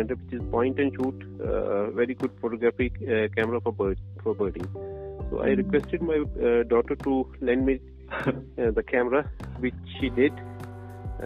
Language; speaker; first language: English; non-native, local second language; Punjabi